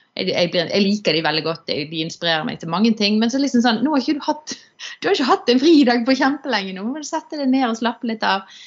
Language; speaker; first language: Norwegian; native; Norwegian